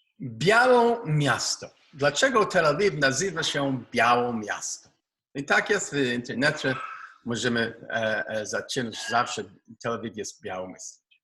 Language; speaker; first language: Polish; non-native, learner; Hebrew